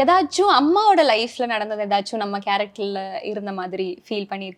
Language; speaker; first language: Tamil; native; Tamil